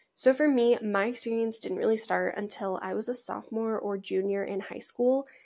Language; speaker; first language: English; native; English